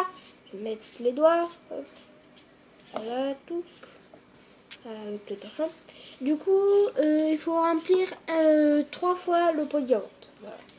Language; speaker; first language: French; native; French